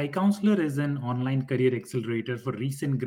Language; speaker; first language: English; non-native, local second language; Hindi